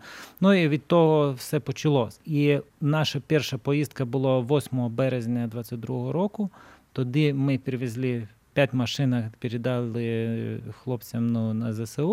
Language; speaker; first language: Ukrainian; non-native, learner; Lithuanian